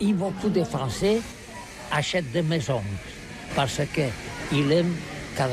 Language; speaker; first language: French; non-native, learner; Catalan